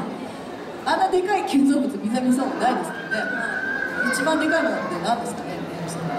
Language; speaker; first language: Japanese; native; Japanese